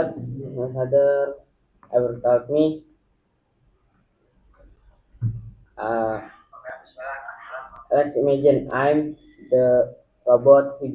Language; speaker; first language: English; non-native, learner; Indonesian